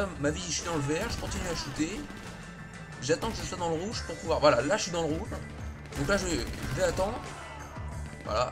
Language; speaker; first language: French; native; French